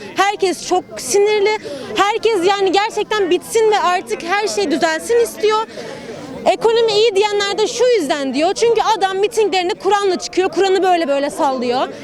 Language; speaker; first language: Turkish; native; Turkish